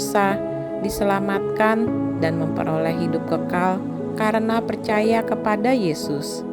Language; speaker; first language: Indonesian; native; Indonesian